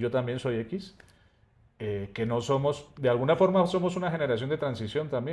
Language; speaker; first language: Spanish; native; Spanish